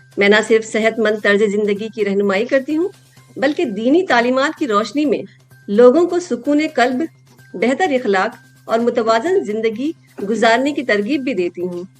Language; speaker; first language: Urdu; native; Urdu